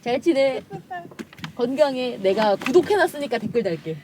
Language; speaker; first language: Korean; native; Korean